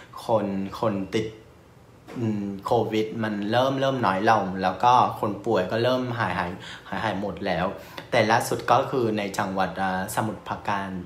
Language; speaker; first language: Thai; non-native, fluent; Vietnamese